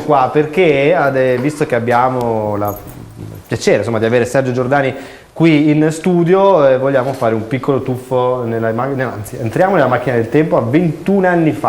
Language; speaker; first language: Italian; native; Italian